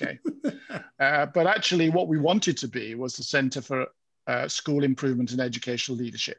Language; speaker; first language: English; native; English